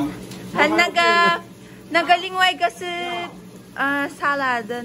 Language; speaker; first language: Chinese; non-native, learner; Filipino